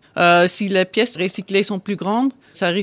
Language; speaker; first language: French; non-native, learner; Dutch